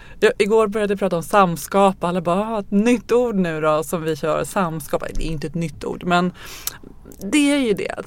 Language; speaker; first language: Swedish; native; Swedish